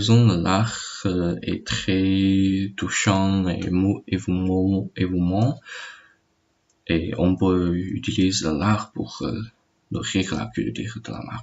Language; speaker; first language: French; non-native, learner; Chinese